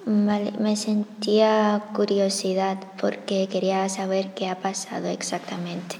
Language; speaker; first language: Spanish; non-native, fluent; Chinese